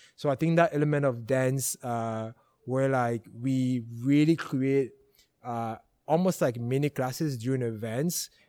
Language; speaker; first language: English; non-native, local second language; French